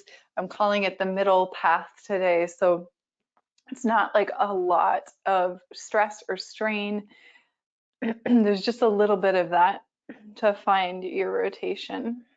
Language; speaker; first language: English; native; English